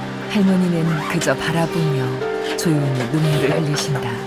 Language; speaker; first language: Korean; native; Korean